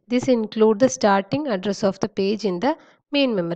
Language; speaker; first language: English; non-native, local second language; Malayalam